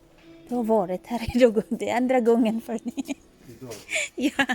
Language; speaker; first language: Swedish; non-native, learner; Filipino